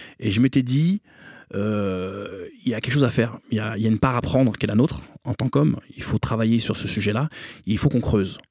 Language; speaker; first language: French; native; French